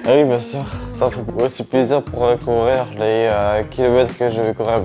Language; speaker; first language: French; native; French